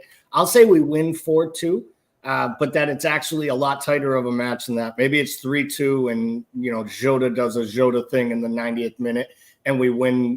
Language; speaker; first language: English; native; English